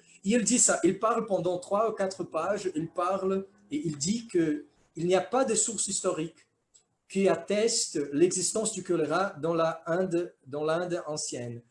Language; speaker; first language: French; non-native, fluent; Portuguese